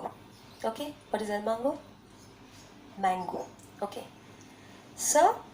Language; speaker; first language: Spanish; non-native, learner; Bangla